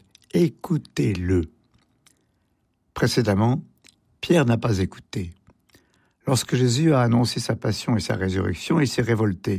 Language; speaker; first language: French; native; French